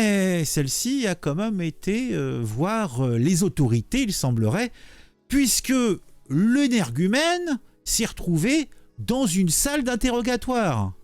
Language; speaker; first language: French; native; French